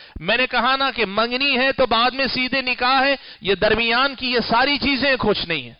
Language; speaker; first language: Urdu; native; Urdu